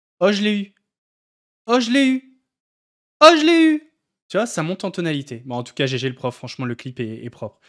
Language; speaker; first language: French; native; French